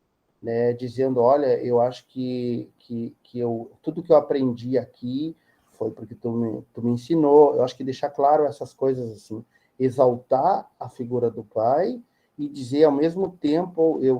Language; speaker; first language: Portuguese; native; Portuguese